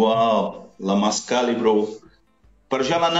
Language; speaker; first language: Indonesian; non-native, learner; Portuguese